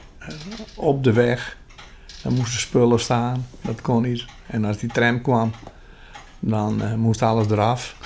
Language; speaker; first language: Dutch; non-native, local second language; Western Frisian